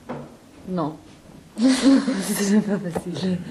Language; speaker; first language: French; non-native, learner; English